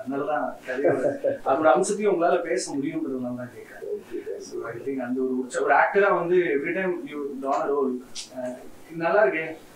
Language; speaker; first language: Tamil; native; Tamil